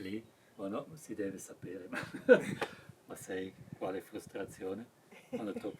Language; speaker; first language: Italian; non-native, fluent; German